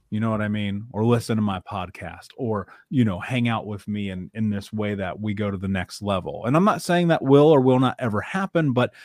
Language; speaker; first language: English; native; English